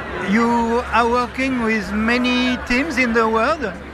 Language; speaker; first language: English; non-native, learner; French